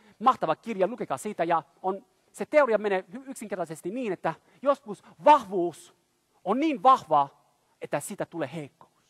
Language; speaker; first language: Finnish; non-native, fluent; French